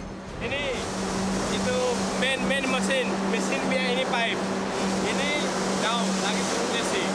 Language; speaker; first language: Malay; non-native, learner; Bangla